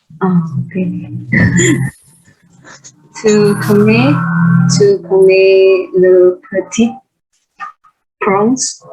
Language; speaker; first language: French; non-native, learner; Vietnamese